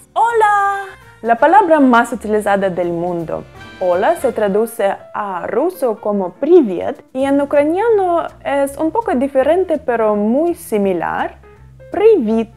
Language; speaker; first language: Spanish; non-native, fluent; Russian